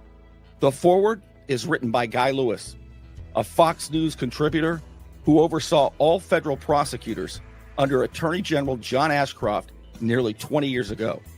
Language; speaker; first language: English; native; English